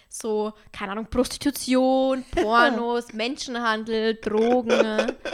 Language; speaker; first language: German; native; German